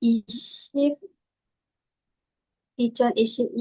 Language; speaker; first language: Korean; non-native, learner; Indonesian